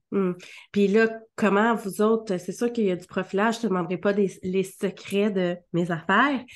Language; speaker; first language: French; native; French